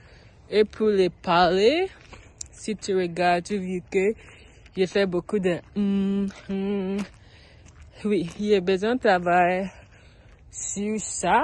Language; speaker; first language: French; non-native, learner; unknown